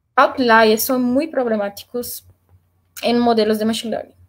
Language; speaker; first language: Spanish; non-native, learner; Portuguese